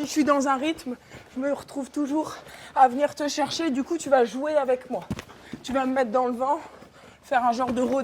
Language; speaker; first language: French; native; French